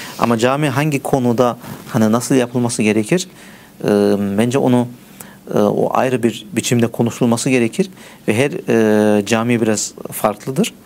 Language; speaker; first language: Turkish; early bilingual, heritage; Turkish